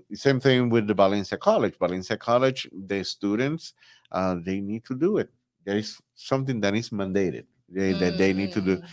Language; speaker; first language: English; non-native, fluent; Spanish